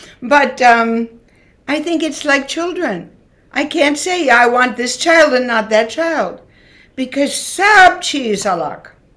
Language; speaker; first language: English; native; English